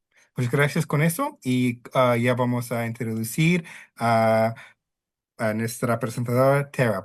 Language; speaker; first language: Spanish; early bilingual, heritage; Spanish